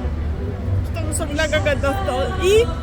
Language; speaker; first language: Spanish; non-native, fluent; Russian